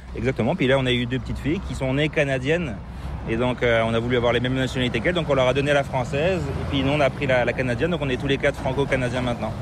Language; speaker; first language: French; native; French